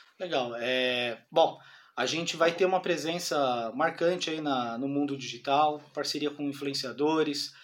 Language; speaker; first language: Portuguese; native; Portuguese